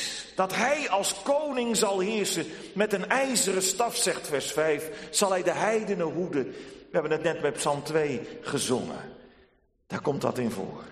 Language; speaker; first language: Dutch; native; Dutch